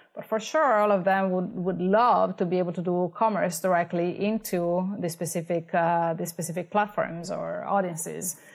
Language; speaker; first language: English; non-native, fluent; Italian